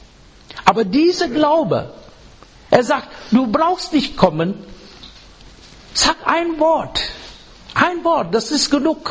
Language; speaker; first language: German; non-native, fluent; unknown